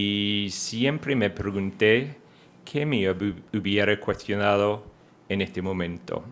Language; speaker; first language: Spanish; non-native, fluent; English